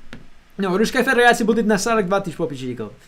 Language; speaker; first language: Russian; non-native, learner; English